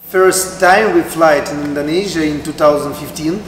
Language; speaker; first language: English; non-native, learner; Russian